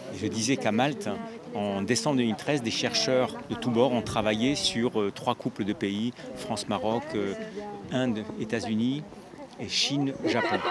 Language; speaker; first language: French; native; French